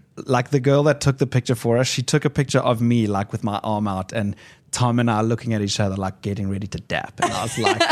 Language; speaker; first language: English; native; English